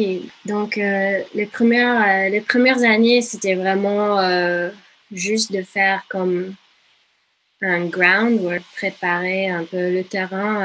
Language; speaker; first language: French; non-native, fluent; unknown